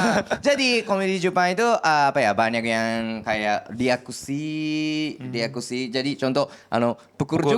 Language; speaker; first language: Indonesian; non-native, learner; Japanese